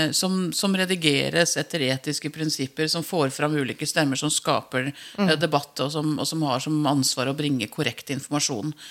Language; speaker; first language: Norwegian; native; Norwegian